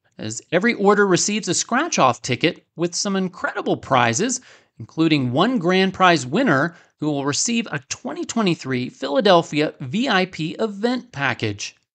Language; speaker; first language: English; native; English